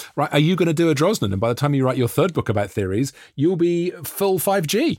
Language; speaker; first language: English; native; English